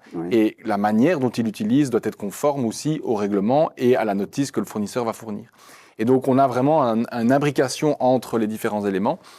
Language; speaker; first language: French; native; French